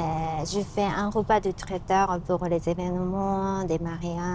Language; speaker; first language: French; non-native, learner; Japanese